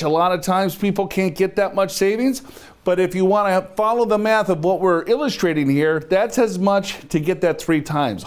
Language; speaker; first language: English; native; English